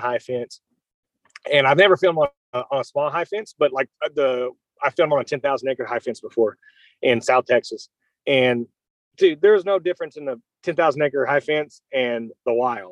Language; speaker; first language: English; native; English